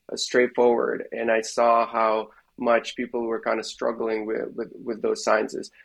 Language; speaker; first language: English; non-native, fluent; Russian